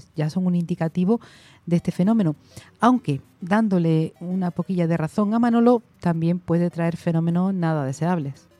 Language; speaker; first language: Spanish; native; Spanish